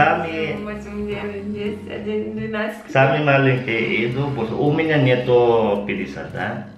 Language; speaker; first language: Russian; non-native, learner; Filipino